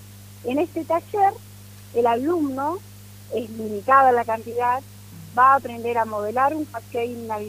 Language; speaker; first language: Spanish; native; Spanish